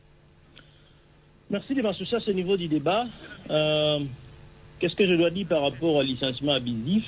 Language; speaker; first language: French; non-native, local second language; Swahili